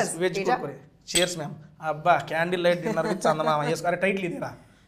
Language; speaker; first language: Telugu; native; Telugu